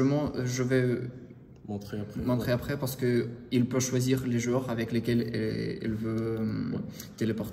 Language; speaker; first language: French; non-native, learner; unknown